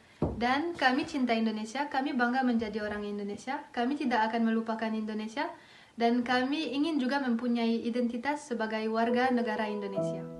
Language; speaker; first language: Indonesian; early bilingual, heritage; Indonesian